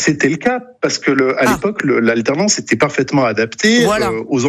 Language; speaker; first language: French; native; French